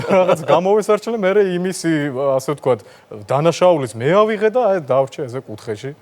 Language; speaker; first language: Georgian; non-native, local second language; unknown